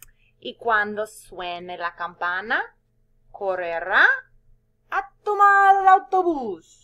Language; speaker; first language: Spanish; non-native, fluent; English